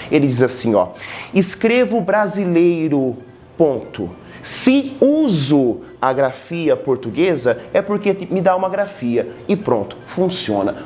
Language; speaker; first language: Portuguese; native; Portuguese